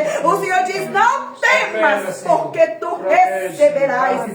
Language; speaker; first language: Portuguese; native; Portuguese